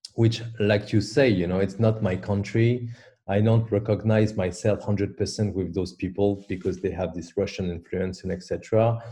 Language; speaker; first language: English; non-native, fluent; French